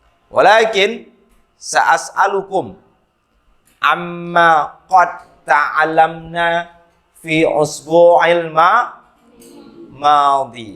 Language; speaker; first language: Arabic; non-native, fluent; Indonesian